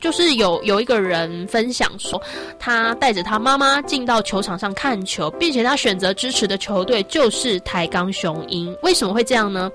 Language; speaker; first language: Chinese; native; Chinese